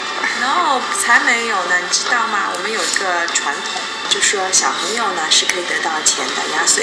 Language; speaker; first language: Chinese; native; Chinese